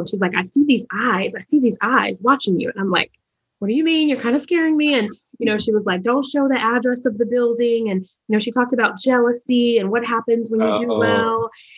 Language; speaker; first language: English; native; English